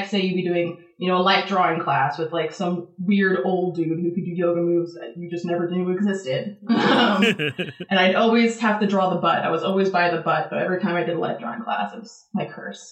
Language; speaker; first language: English; native; English